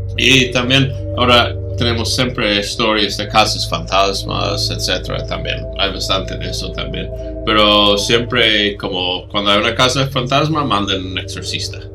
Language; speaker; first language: Spanish; non-native, fluent; English